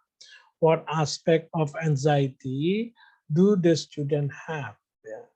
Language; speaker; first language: English; non-native, fluent; Indonesian